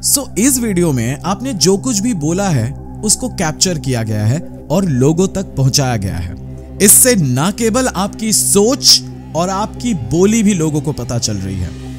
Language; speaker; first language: Hindi; non-native, local second language; Bangla